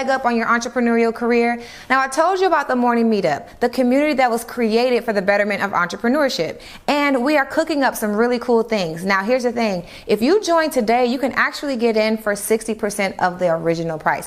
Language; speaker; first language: English; native; English